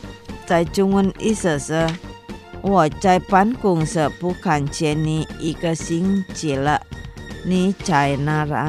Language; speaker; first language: Chinese; non-native, fluent; Indonesian